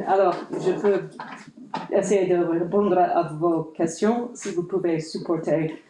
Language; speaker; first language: French; non-native, fluent; English